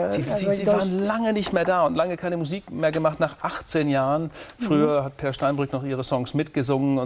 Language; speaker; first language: German; native; German